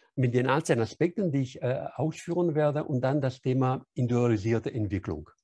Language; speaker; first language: German; non-native, fluent; Spanish